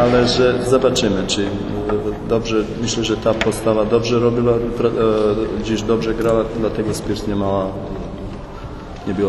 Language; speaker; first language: Polish; non-native, fluent; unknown